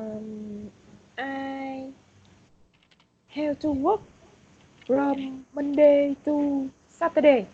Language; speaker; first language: English; non-native, learner; Vietnamese